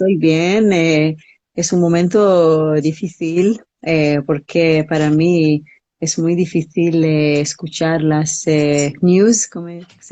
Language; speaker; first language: Spanish; non-native, learner; English